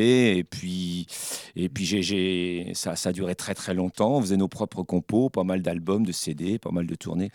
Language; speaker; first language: French; native; French